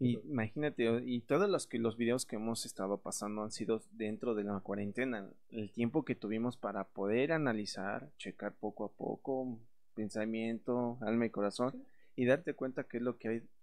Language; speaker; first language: Spanish; native; Spanish